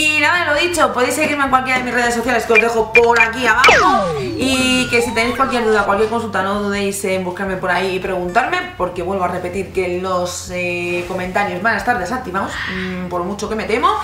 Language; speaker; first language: Spanish; native; Spanish